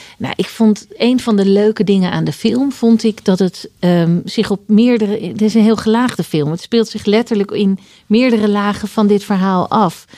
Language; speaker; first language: Dutch; native; Dutch